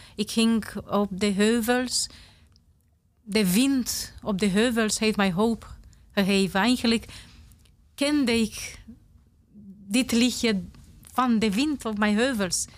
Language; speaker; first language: Dutch; non-native, fluent; Romanian